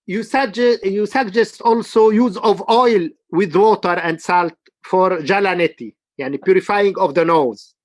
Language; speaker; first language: English; non-native, learner; Arabic